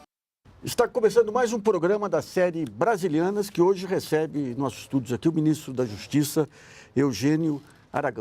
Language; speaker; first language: Portuguese; native; Portuguese